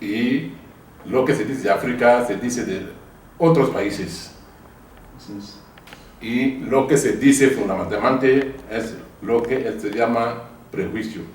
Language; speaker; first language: Spanish; non-native, fluent; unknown